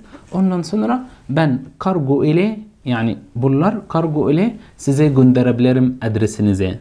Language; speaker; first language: Turkish; non-native, fluent; Arabic